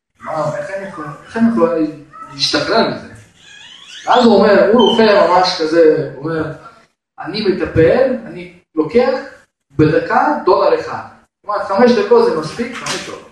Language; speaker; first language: Hebrew; non-native, fluent; Russian